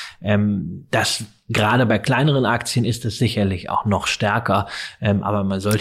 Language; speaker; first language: German; native; German